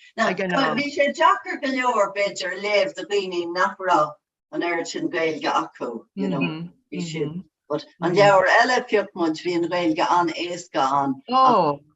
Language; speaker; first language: Irish; non-native, local second language; English